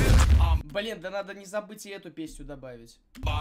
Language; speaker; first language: Russian; native; Russian